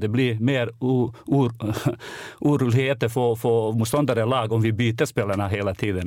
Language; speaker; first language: Swedish; non-native, fluent; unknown